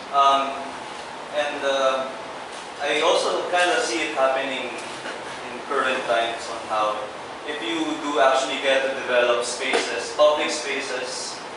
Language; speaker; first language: English; non-native, local second language; Filipino